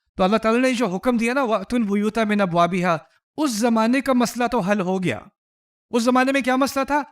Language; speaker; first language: Urdu; early bilingual, heritage; Urdu